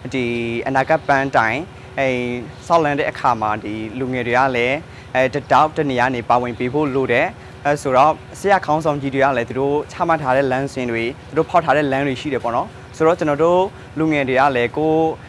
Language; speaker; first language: Burmese; non-native, local second language; S'gaw Karen